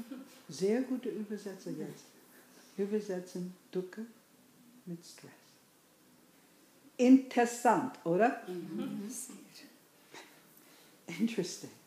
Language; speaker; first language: German; non-native, fluent; English